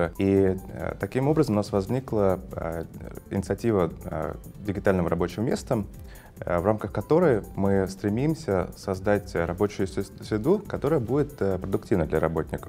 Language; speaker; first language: Russian; native; Russian